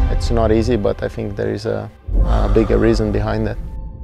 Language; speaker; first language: English; non-native, fluent; Portuguese